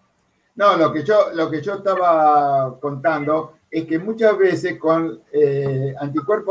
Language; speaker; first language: Spanish; native; Spanish